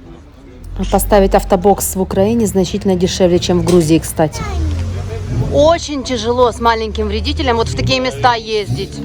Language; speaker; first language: Russian; native; Russian